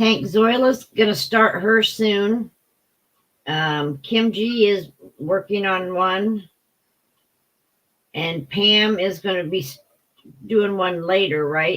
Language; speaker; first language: English; native; English